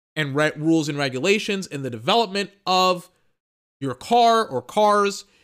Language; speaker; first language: English; native; English